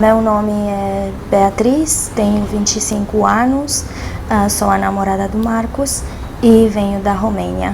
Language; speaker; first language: Portuguese; non-native, fluent; Romanian